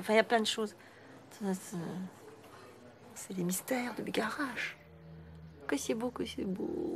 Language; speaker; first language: French; native; French